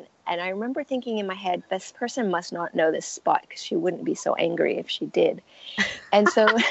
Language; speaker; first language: English; early bilingual, other home language; French